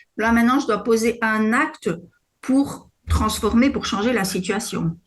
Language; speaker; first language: French; native; French